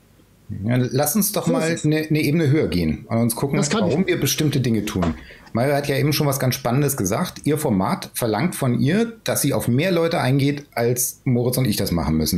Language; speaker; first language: German; native; German